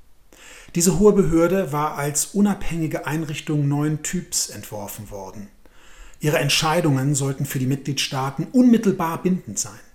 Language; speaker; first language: German; native; German